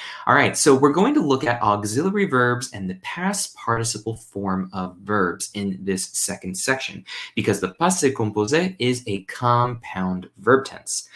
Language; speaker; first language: English; native; English